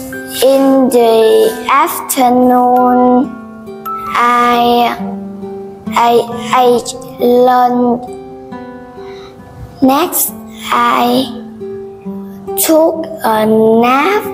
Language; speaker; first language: English; non-native, learner; Vietnamese